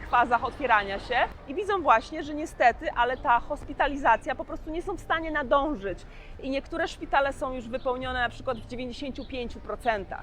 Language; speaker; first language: Polish; native; Polish